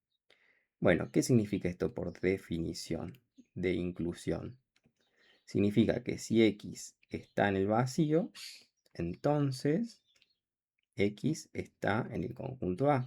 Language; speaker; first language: Spanish; native; Spanish